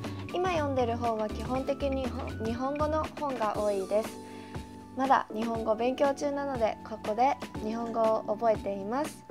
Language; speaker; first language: Japanese; early bilingual, heritage; Japanese